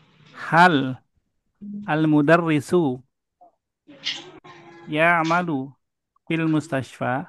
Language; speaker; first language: Arabic; non-native, fluent; Indonesian